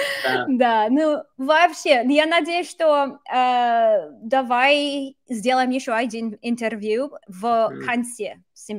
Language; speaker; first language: Russian; non-native, fluent; English